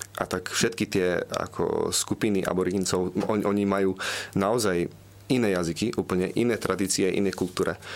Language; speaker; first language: Slovak; early bilingual, heritage; Slovak